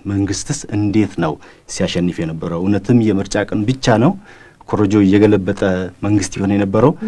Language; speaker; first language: Amharic; non-native, local second language; Oromo